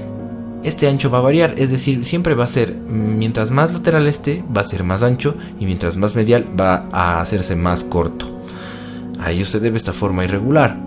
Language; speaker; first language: Spanish; native; Spanish